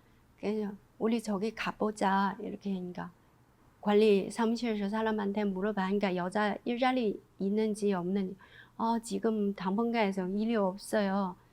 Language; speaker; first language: Korean; non-native, learner; Chinese